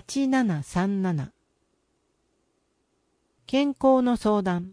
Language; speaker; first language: Japanese; native; Japanese